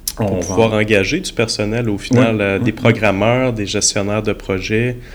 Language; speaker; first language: French; native; French